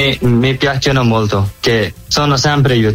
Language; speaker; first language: Italian; non-native, learner; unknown